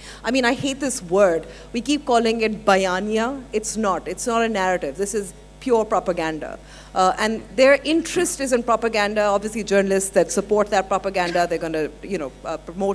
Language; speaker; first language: English; non-native, local second language; Urdu